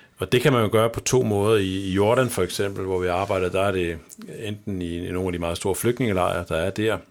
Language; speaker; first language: Danish; native; Danish